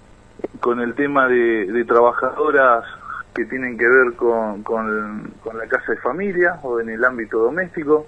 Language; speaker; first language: Spanish; native; Spanish